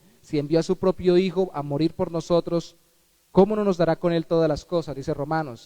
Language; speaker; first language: Spanish; native; Spanish